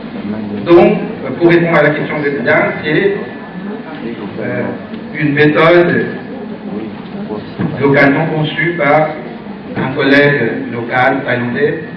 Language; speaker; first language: French; non-native, fluent; Thai